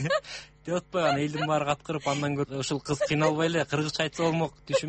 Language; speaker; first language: Kyrgyz; native; Kyrgyz